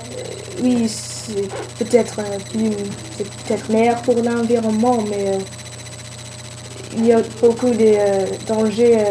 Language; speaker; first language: French; non-native, learner; English